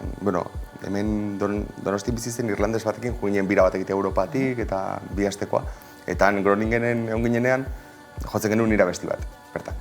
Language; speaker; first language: Basque; non-native, local second language; Spanish